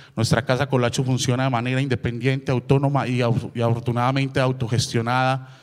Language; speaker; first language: Spanish; native; Spanish